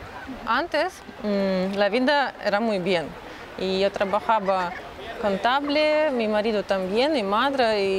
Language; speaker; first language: Spanish; non-native, learner; Russian